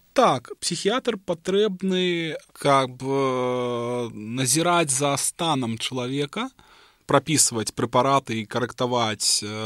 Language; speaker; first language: Belarusian; non-native, local second language; Russian